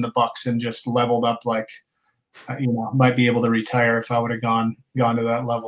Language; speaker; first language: English; native; English